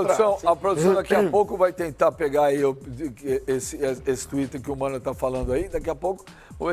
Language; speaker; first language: Portuguese; native; Portuguese